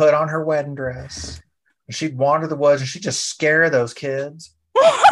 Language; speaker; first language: English; native; English